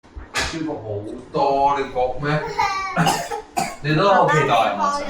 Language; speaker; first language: Chinese; native; Chinese